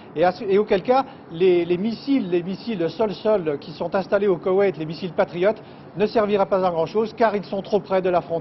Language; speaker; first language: French; native; French